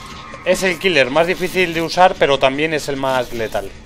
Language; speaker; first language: Spanish; native; Spanish